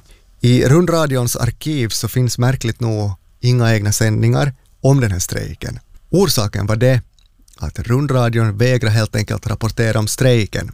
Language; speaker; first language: Swedish; native; Swedish